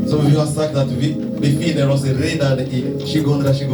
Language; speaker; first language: Swedish; non-native, fluent; Lingala